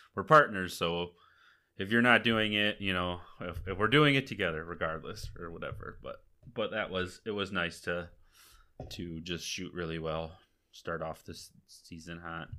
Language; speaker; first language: English; native; English